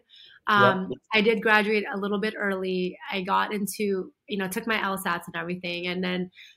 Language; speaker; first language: English; native; English